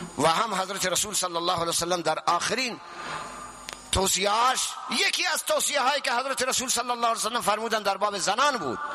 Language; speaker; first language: Persian; non-native, local second language; Baluchi